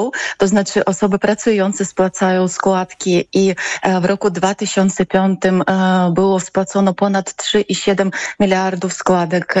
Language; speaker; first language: Polish; non-native, fluent; Ukrainian